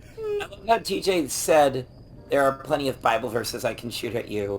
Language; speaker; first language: English; native; English